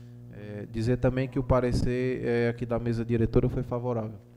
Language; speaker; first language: Portuguese; native; Portuguese